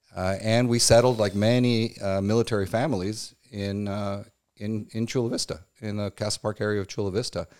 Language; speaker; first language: English; native; English